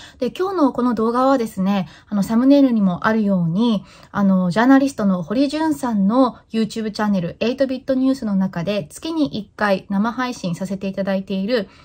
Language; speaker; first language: Japanese; native; Japanese